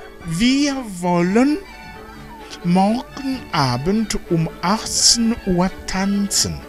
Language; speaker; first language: German; non-native, fluent; Rundi